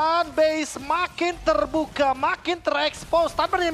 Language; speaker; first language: Indonesian; native; Indonesian